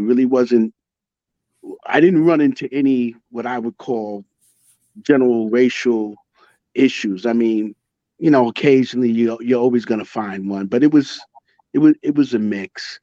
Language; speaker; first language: English; native; English